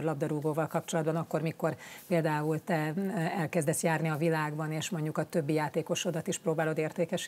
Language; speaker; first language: Hungarian; native; Hungarian